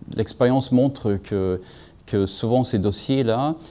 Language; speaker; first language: French; non-native, fluent; Swedish